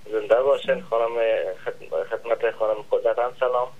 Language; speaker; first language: Persian; native; Persian